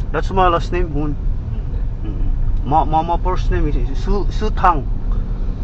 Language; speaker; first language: English; non-native, learner; Korean